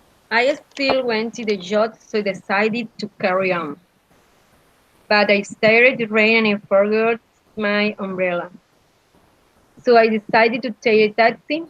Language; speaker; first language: English; non-native, learner; Spanish